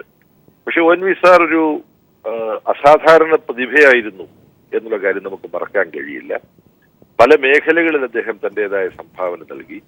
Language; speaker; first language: Malayalam; native; Malayalam